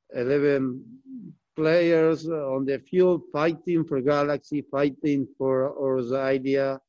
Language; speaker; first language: English; non-native, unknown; Spanish